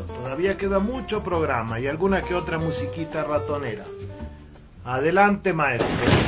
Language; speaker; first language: Spanish; native; Spanish